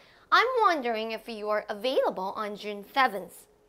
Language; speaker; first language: English; non-native, fluent; Korean